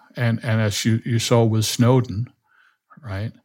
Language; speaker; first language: English; non-native, fluent; Danish